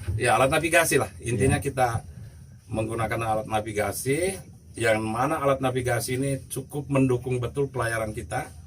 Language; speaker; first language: Indonesian; non-native, local second language; Buginese